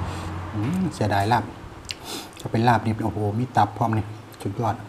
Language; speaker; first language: Thai; non-native, local second language; Northeastern Thai